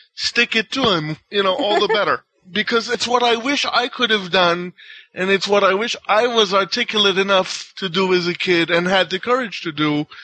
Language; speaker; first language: English; non-native, fluent; Hebrew